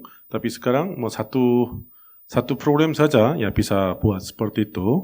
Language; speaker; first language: Indonesian; non-native, fluent; Korean